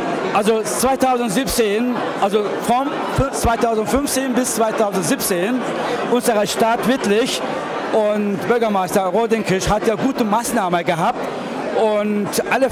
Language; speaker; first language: German; non-native, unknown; Turkish